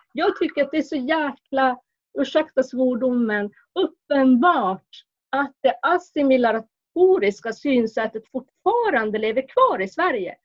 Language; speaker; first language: Swedish; native; Swedish